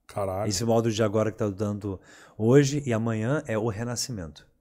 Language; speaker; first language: Portuguese; native; Portuguese